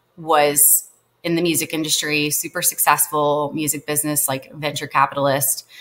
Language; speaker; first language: English; native; English